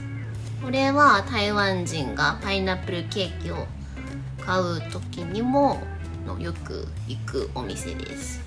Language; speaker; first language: Japanese; non-native, fluent; Chinese